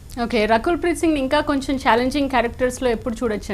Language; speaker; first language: Telugu; native; Telugu